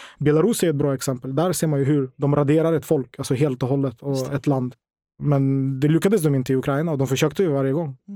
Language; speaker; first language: Swedish; non-native, fluent; Ukrainian